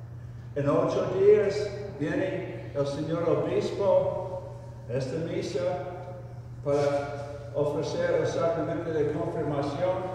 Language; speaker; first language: Spanish; non-native, fluent; English